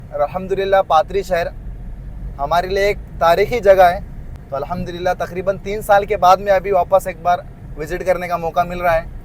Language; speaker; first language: Hindi; native; Hindi